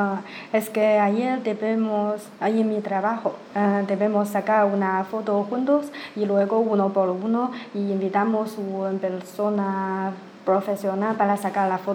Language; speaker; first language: Spanish; non-native, learner; Chinese